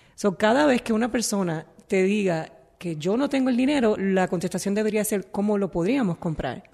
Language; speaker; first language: Spanish; native; Spanish